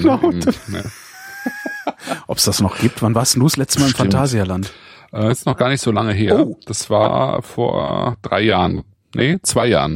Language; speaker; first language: German; native; German